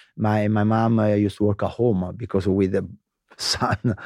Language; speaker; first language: English; non-native, learner; Italian